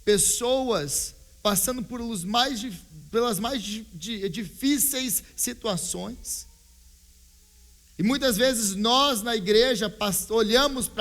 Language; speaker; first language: Portuguese; native; Portuguese